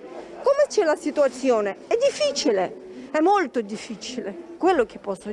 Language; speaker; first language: Italian; non-native, learner; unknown